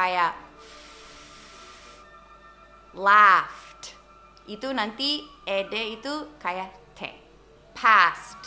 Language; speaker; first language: Indonesian; non-native, fluent; English